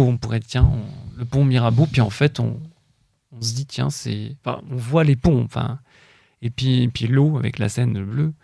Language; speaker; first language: French; native; French